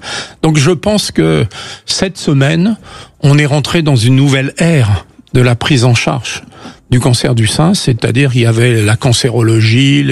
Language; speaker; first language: French; native; French